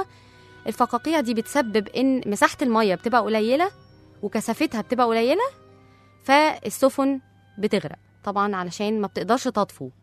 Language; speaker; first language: Arabic; native; Arabic